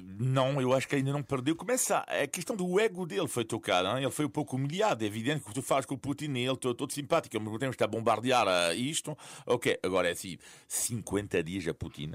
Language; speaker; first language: Portuguese; non-native, fluent; French